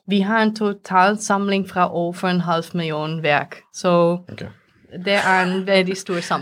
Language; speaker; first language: Norwegian; non-native, fluent; Dutch